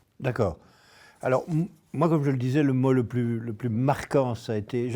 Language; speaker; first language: French; native; French